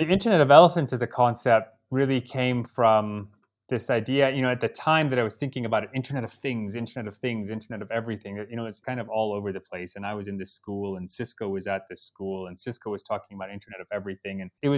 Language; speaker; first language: English; native; English